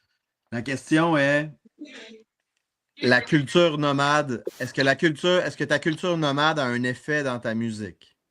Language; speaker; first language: French; native; French